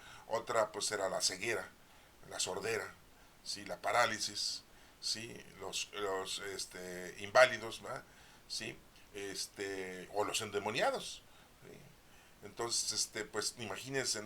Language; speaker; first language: Spanish; native; Spanish